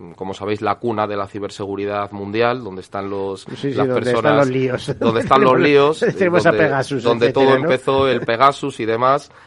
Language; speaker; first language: Spanish; native; Spanish